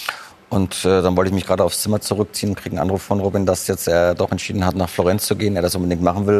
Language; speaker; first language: German; native; German